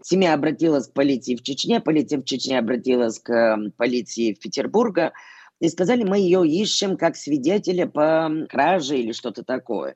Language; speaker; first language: Russian; non-native, fluent; Bulgarian